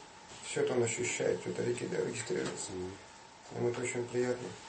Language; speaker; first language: Russian; native; Russian